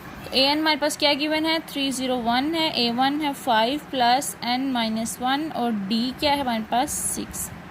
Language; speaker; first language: Hindi; non-native, local second language; Punjabi